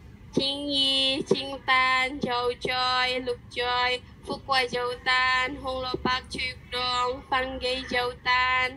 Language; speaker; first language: Cantonese; non-native, learner; Indonesian